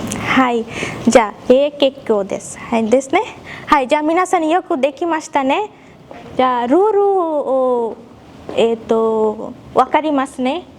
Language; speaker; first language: Japanese; non-native, fluent; Bangla